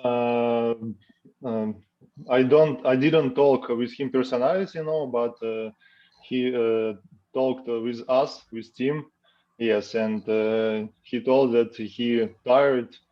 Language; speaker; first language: English; non-native, learner; Russian